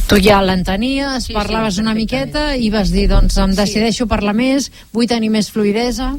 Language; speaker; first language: Catalan; native; Catalan